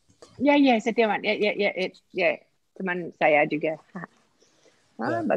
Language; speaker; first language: Indonesian; non-native, fluent; English